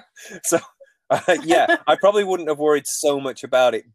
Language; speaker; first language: English; native; English